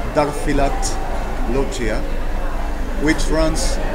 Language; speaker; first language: English; non-native, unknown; Spanish